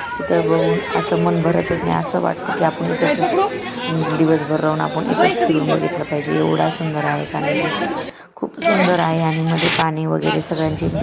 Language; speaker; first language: Marathi; non-native, local second language; Lambadi